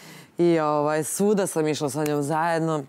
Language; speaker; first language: Serbian; native; Serbian